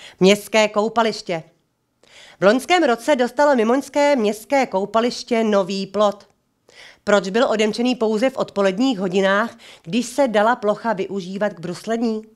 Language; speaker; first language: Czech; native; Czech